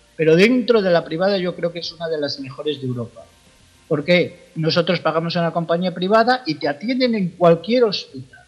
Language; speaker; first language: Spanish; native; Spanish